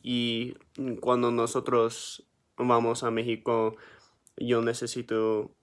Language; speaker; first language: Spanish; early bilingual, heritage; Spanish